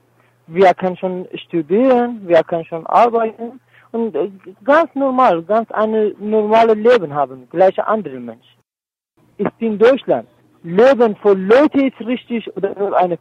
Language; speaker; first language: German; non-native, learner; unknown